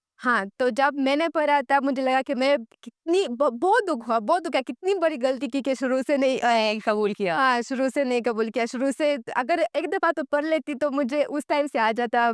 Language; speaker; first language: Urdu; non-native, fluent; Romanian